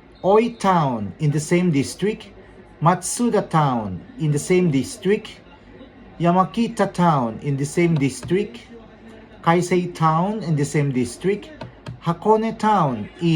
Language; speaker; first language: English; non-native, local second language; Filipino